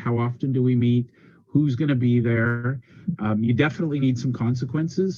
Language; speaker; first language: English; native; English